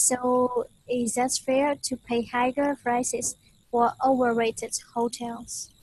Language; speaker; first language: English; non-native, fluent; Vietnamese